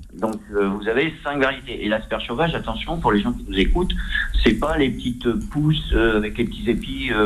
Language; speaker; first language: French; native; French